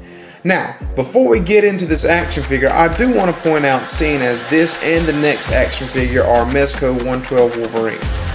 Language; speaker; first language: English; native; English